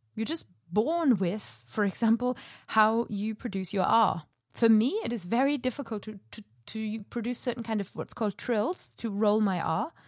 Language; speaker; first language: English; non-native, fluent; German